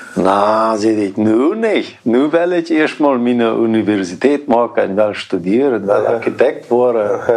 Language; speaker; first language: German; early bilingual, heritage; Plautdietsch